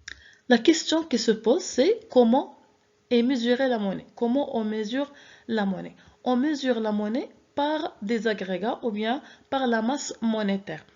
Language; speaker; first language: French; non-native, local second language; Arabic